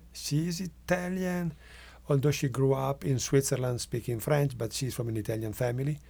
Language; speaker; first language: English; non-native, fluent; Italian